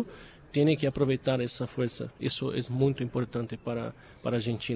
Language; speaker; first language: Spanish; non-native, learner; Portuguese